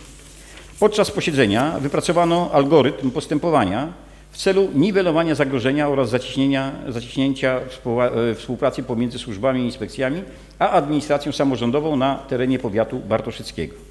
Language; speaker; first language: Polish; native; Polish